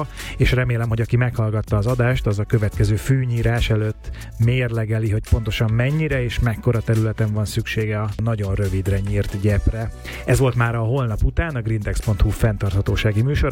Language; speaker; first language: Hungarian; native; Hungarian